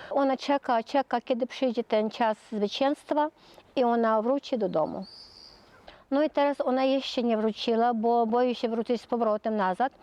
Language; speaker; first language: Polish; early bilingual, heritage; Polish